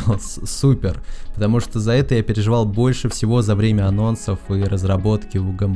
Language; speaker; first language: Russian; native; Russian